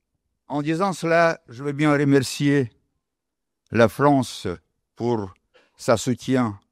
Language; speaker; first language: French; non-native, local second language; Ukrainian